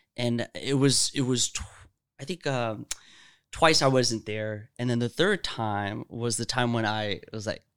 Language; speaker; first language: English; native; English